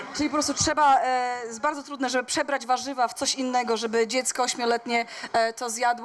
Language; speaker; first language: Polish; native; Polish